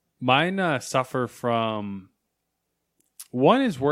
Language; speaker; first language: English; native; English